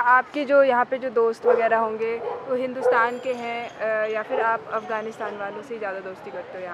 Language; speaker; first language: Hindi; native; Hindi